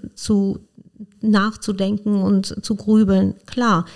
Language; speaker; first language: German; non-native, fluent; Persian